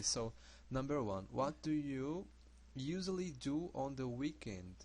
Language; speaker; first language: English; non-native, learner; Portuguese